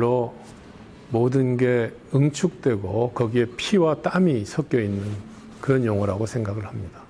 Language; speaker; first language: Korean; native; Korean